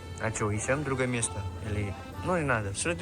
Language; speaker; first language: Russian; non-native, learner; Indonesian